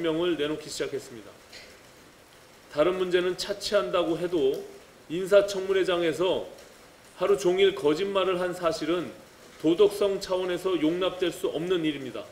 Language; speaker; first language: Korean; native; Korean